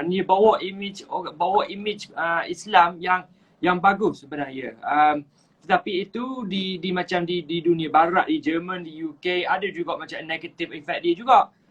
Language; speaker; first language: Malay; native; Malay